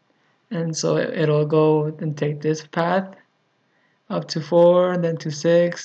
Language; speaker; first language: English; native; English